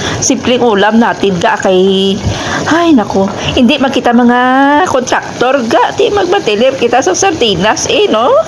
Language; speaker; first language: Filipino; non-native, local second language; Hiligaynon